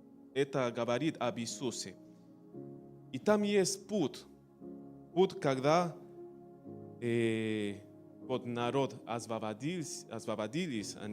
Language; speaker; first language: Russian; non-native, learner; Spanish